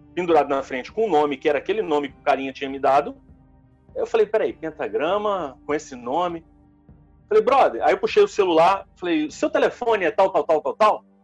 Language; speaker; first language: Portuguese; native; Portuguese